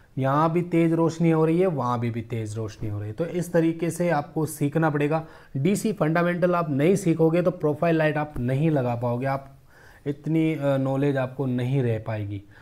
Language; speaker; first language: Hindi; native; Hindi